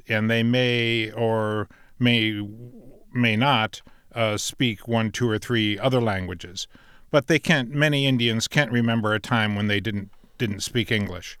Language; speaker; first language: English; native; English